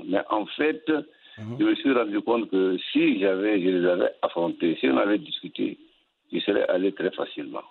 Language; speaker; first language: French; non-native, local second language; Bambara